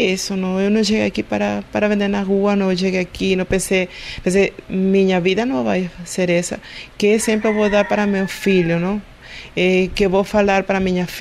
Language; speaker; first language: Portuguese; non-native, learner; Spanish